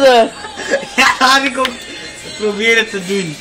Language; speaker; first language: Dutch; early bilingual, other home language; Turkish